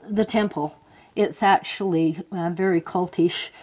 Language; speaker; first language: English; native; English